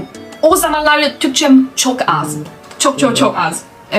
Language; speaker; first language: Turkish; non-native, learner; Chinese